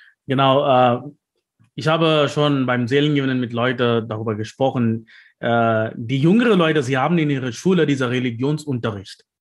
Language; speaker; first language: German; non-native, fluent; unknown